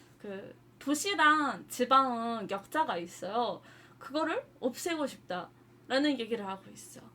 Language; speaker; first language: Korean; non-native, fluent; Japanese